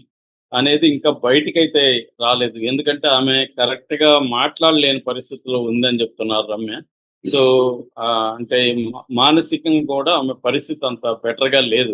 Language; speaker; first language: Telugu; native; Telugu